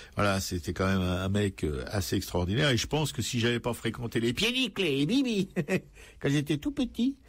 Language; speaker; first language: French; native; French